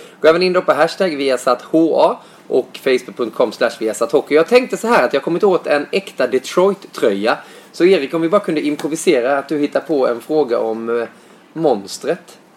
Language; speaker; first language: Swedish; native; Swedish